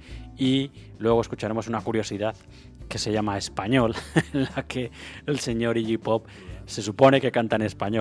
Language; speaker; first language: Spanish; native; Spanish